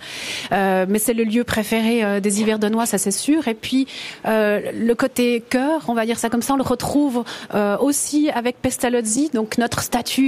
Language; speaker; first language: French; native; French